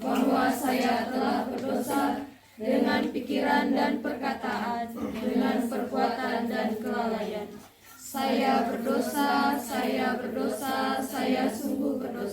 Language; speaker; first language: Indonesian; native; Indonesian